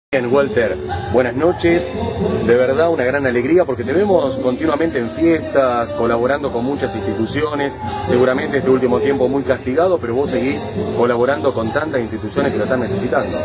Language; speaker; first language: Spanish; native; Spanish